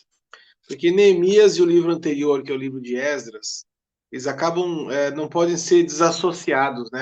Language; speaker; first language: Portuguese; native; Portuguese